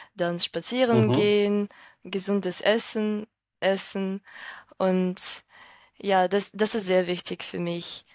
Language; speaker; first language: German; non-native, fluent; Ukrainian